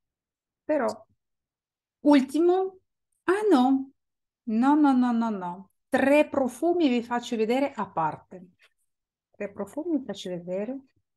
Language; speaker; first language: Italian; non-native, fluent; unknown